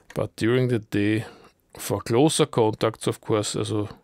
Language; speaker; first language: English; non-native, learner; German